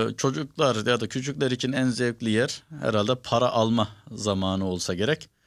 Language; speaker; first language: Turkish; early bilingual, heritage; Turkish